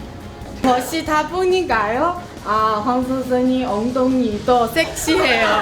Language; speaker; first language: Korean; non-native, learner; Chinese